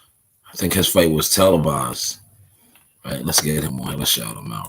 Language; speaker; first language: English; native; English